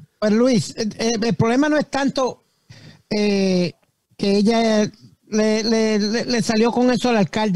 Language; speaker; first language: Spanish; early bilingual, heritage; Spanish